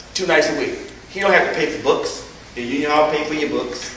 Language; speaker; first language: English; native; English